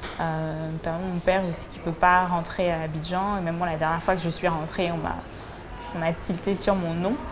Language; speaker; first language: French; native; French